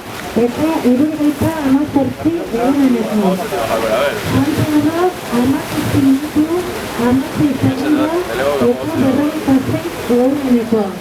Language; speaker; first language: Basque; native; Basque